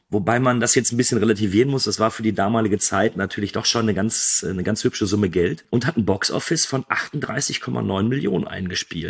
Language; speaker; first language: German; native; German